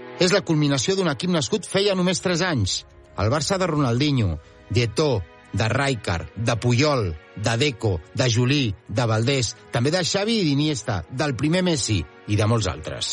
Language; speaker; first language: Catalan; native; Catalan